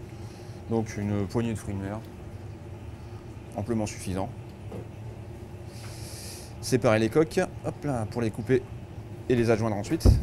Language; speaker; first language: French; native; French